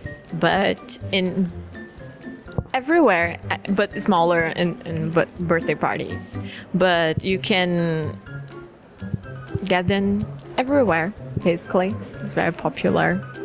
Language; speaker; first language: English; non-native, fluent; Portuguese